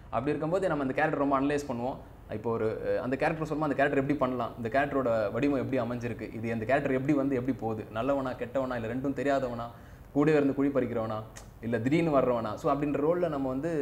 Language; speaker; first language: Tamil; native; Tamil